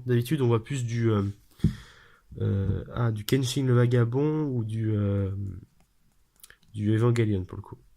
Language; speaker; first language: French; native; French